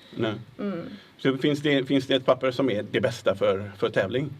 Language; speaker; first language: Swedish; native; Swedish